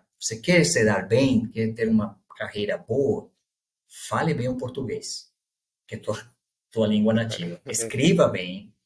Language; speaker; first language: Portuguese; non-native, fluent; Spanish